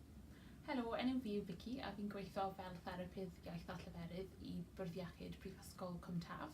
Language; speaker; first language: Welsh; non-native, local second language; English